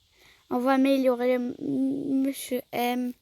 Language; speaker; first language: French; native; French